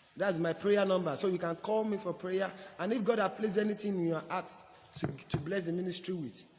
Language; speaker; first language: English; non-native, local second language; Yoruba